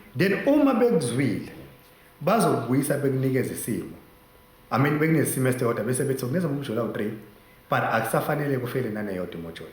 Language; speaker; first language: Zulu; native; Zulu